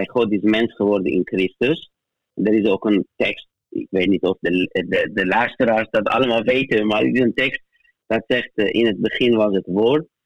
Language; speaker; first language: Dutch; non-native, fluent; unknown